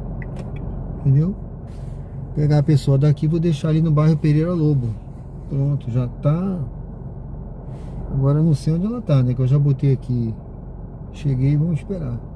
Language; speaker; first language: Portuguese; native; Portuguese